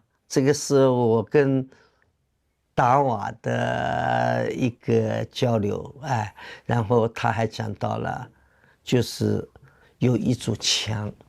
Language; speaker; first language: Chinese; native; Chinese